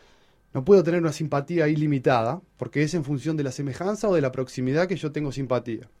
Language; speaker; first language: Spanish; native; Spanish